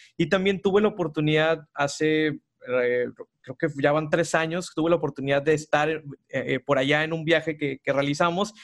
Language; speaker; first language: Spanish; native; Spanish